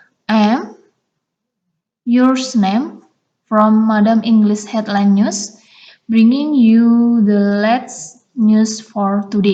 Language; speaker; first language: English; non-native, learner; Indonesian